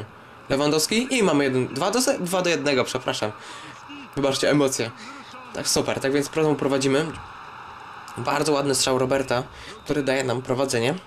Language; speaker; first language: Polish; native; Polish